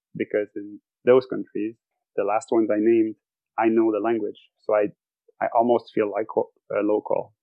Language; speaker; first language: English; non-native, fluent; French